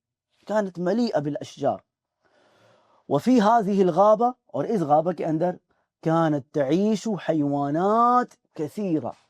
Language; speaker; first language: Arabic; non-native, fluent; Urdu